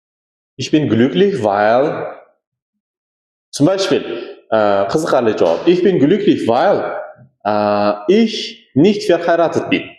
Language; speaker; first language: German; non-native, learner; Uzbek